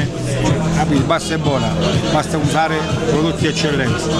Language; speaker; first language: Italian; native; Italian